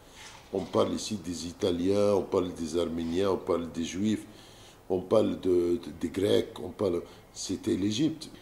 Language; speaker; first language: French; non-native, fluent; Arabic